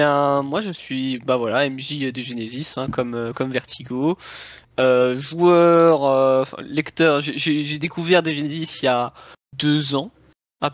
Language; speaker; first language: French; native; French